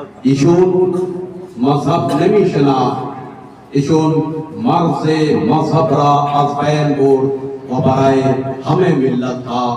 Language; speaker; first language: Persian; non-native, fluent; Urdu